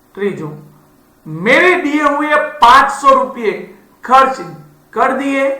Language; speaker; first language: Hindi; non-native, local second language; Gujarati